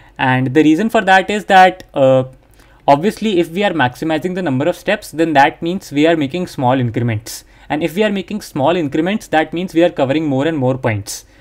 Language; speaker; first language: English; non-native, local second language; Hindi